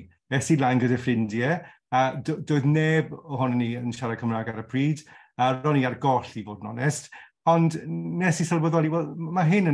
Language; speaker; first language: Welsh; non-native, local second language; English